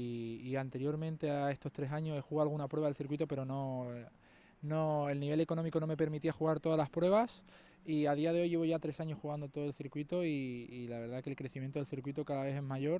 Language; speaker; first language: Spanish; native; Spanish